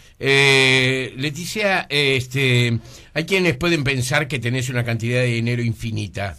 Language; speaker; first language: Spanish; native; Spanish